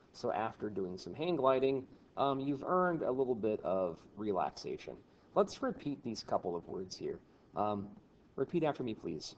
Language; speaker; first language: English; native; English